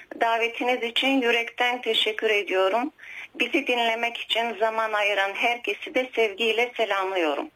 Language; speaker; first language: Turkish; early bilingual, heritage; Turkish